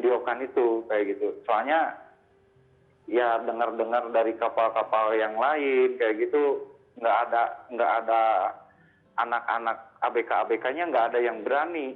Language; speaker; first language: Indonesian; native; Indonesian